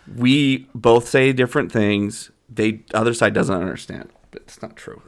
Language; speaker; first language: English; native; English